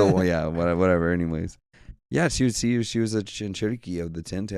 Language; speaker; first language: English; native; English